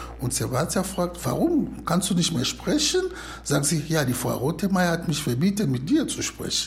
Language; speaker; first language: German; non-native, fluent; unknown